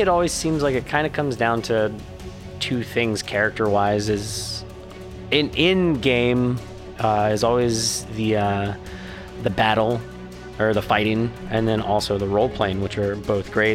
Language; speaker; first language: English; native; English